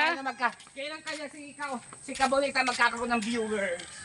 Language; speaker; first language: Filipino; native; Filipino